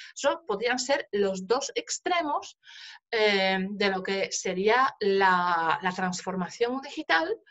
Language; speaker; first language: Spanish; non-native, fluent; Polish